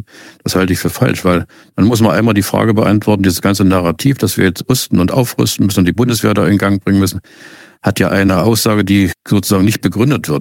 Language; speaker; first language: German; native; German